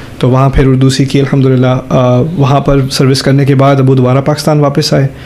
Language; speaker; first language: Urdu; early bilingual, heritage; German